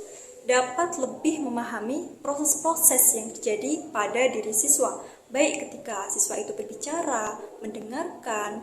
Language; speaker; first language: Indonesian; native; Indonesian